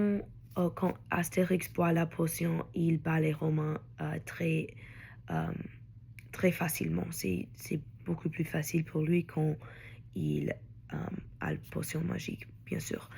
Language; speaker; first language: French; non-native, learner; English